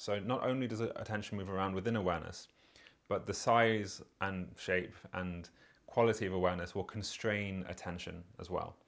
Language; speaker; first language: English; native; English